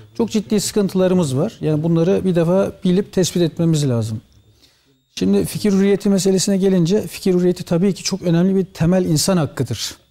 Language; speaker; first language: Turkish; early bilingual, heritage; Turkish